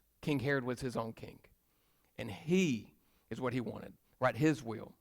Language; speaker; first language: English; native; English